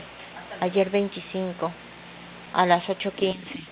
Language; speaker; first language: Spanish; native; Spanish